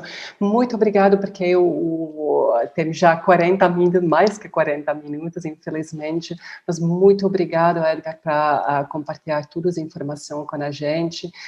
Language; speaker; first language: Portuguese; non-native, fluent; Dutch